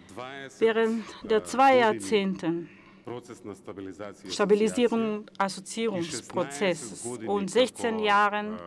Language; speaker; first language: German; non-native, fluent; Macedonian